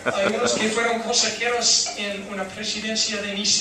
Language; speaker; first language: Spanish; non-native, fluent; English